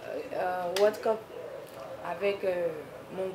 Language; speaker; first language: French; non-native, fluent; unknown